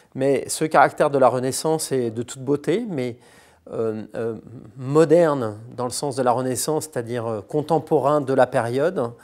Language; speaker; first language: French; native; French